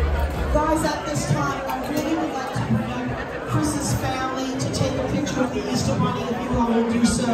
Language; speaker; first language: English; native; English